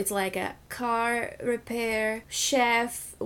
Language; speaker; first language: English; non-native, fluent; Slovak